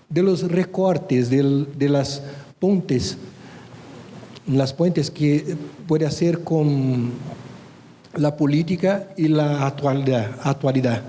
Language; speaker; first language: Spanish; non-native, fluent; Portuguese